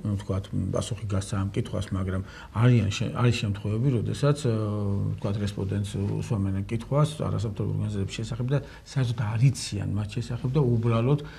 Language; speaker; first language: Georgian; native; Georgian